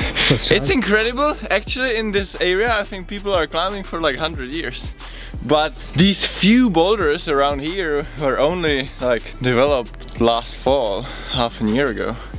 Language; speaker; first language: English; non-native, fluent; Czech